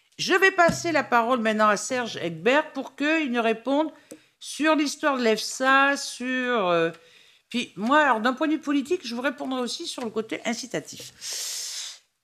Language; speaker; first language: French; native; French